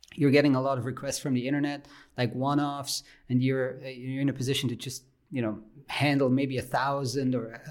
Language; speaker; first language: English; non-native, fluent; Swiss German